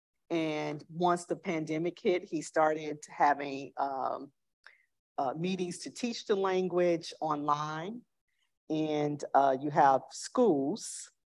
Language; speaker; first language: English; native; English